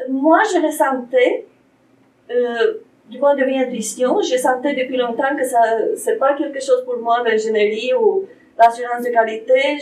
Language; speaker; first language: French; non-native, fluent; Romanian